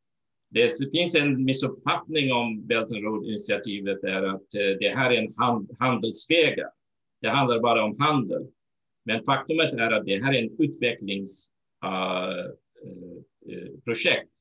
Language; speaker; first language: Swedish; non-native, fluent; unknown